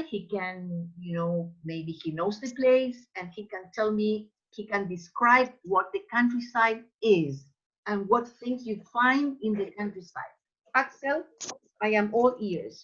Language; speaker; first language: English; non-native, fluent; Spanish